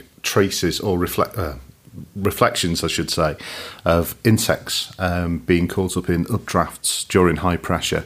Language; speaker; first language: English; native; English